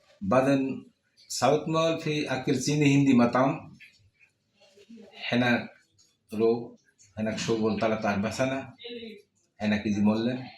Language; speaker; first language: Arabic; non-native, learner; Bangla